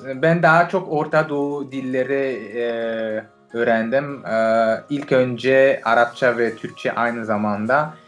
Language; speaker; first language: Turkish; non-native, fluent; French